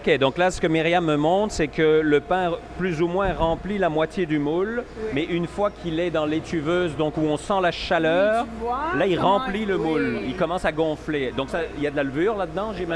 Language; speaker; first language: French; native; French